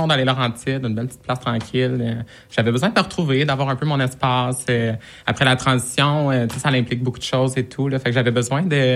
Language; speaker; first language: French; native; French